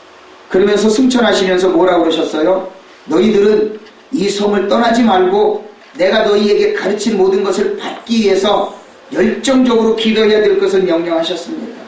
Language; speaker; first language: Korean; native; Korean